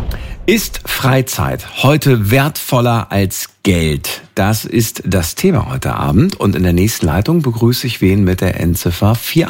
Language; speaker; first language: German; native; German